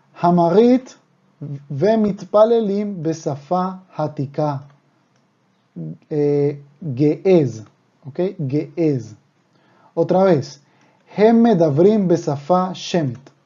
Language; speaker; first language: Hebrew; non-native, fluent; Spanish